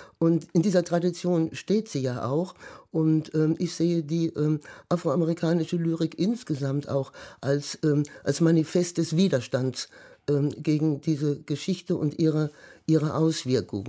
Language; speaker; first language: German; native; German